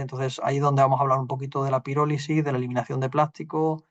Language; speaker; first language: Spanish; native; Spanish